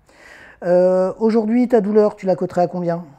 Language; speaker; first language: French; native; French